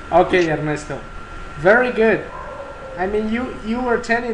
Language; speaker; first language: English; non-native, fluent; Spanish